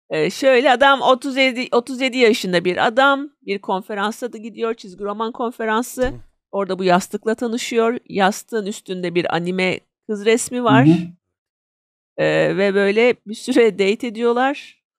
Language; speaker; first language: Turkish; native; Turkish